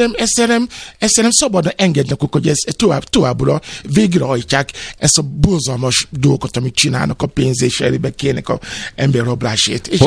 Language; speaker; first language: Hungarian; non-native, learner; Yoruba